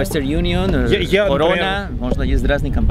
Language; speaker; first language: Russian; non-native, learner; Spanish